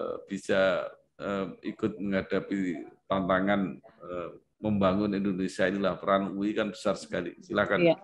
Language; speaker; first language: Indonesian; native; Indonesian